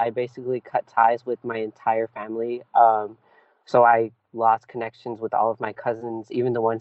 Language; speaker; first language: English; early bilingual, other home language; Punjabi